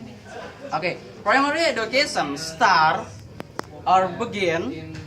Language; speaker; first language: English; non-native, learner; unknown